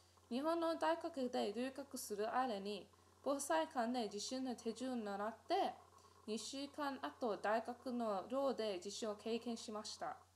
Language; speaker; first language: Japanese; non-native, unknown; English